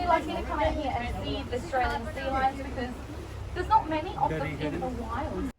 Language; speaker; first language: English; native; English